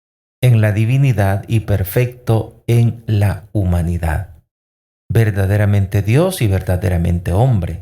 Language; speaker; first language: Spanish; native; Spanish